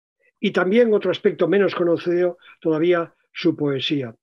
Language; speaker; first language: Spanish; native; Spanish